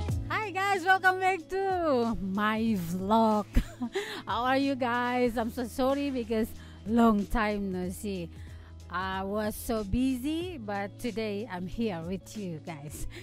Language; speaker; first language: English; non-native, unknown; Indonesian